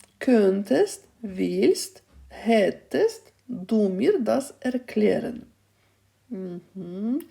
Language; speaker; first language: German; non-native, fluent; Ukrainian